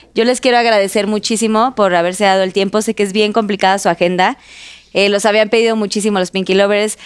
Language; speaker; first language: Spanish; native; Spanish